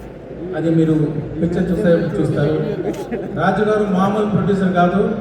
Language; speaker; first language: Telugu; non-native, local second language; Tamil